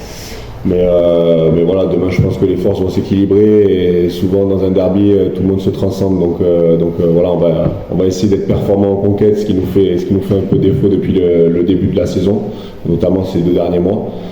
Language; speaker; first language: French; native; French